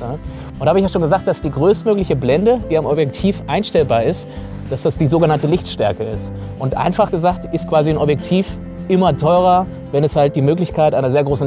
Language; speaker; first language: German; native; German